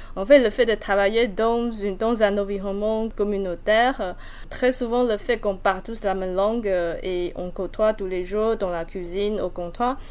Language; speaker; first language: French; non-native, fluent; Chinese